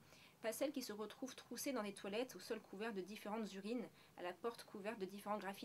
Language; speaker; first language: French; native; French